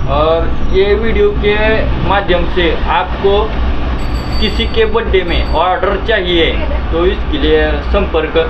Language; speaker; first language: Hindi; non-native, local second language; Marathi